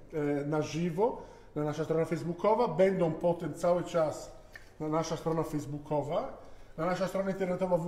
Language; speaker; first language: Polish; non-native, fluent; Italian